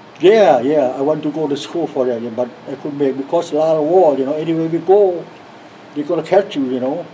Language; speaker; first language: English; non-native, learner; Lao